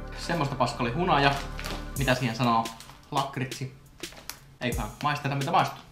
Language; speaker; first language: Finnish; early bilingual, other home language; Russian